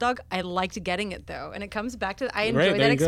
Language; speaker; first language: English; native; English